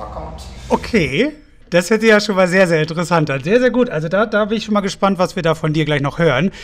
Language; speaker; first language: German; native; German